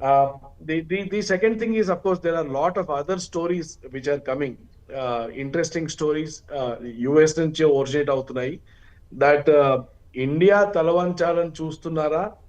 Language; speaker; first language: English; non-native, local second language; Telugu